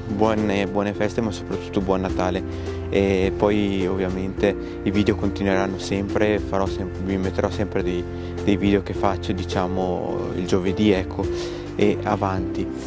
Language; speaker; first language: Italian; native; Italian